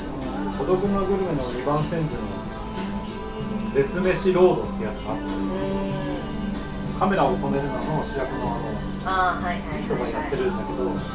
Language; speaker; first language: Japanese; native; Japanese